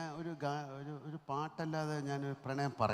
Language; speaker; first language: Malayalam; native; Malayalam